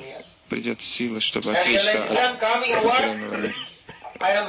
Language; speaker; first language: Russian; non-native, learner; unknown